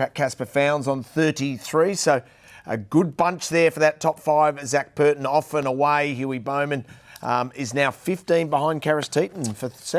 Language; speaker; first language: English; native; English